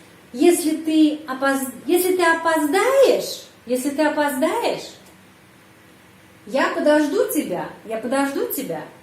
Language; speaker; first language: Russian; non-native, fluent; Indonesian